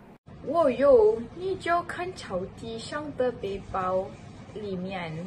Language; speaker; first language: Chinese; non-native, learner; Malay